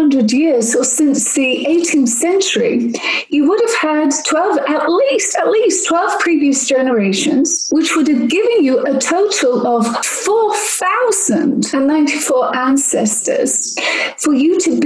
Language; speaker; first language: English; native; English